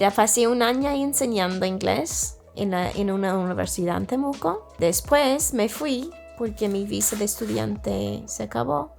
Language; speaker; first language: Spanish; non-native, fluent; English